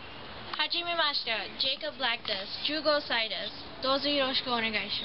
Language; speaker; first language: Japanese; non-native, learner; English